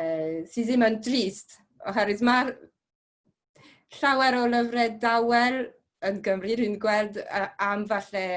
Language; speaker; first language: Welsh; non-native, fluent; French